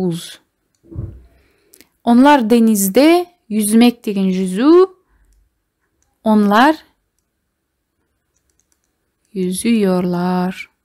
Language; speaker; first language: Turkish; non-native, fluent; Kazakh